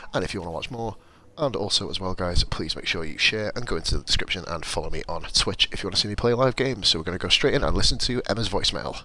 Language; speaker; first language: English; native; English